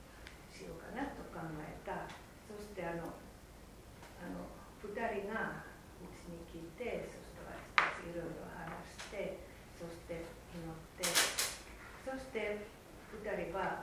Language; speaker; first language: Japanese; non-native, fluent; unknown